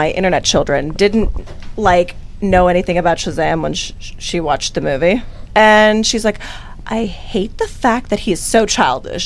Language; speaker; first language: English; non-native, local second language; Filipino